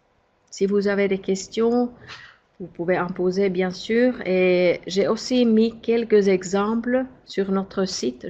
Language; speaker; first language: French; non-native, fluent; Finnish